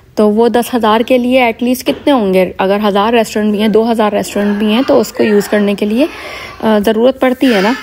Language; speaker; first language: Urdu; native; Urdu